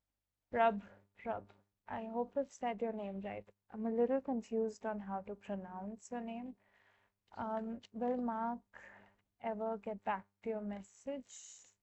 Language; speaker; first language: English; non-native, local second language; Hindi